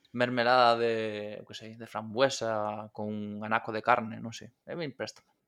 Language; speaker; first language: Galician; native; Galician